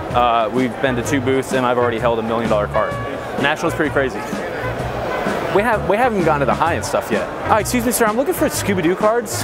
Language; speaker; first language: English; native; English